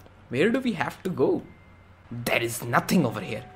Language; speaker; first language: English; non-native, local second language; Punjabi